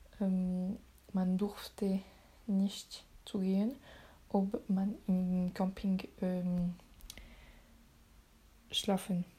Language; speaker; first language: German; non-native, learner; French